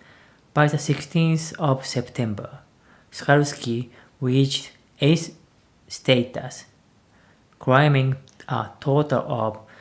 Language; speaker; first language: English; non-native, learner; Japanese